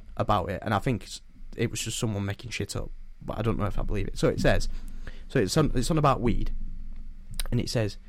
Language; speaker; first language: English; native; English